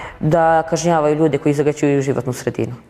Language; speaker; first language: Bosnian; native; Bosnian